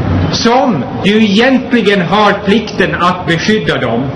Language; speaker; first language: Swedish; non-native, fluent; Persian